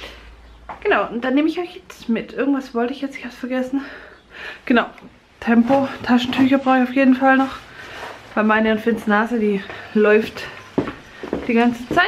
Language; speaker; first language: German; native; German